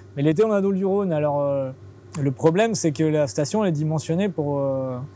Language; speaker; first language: French; native; French